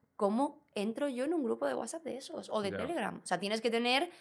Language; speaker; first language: Spanish; native; Spanish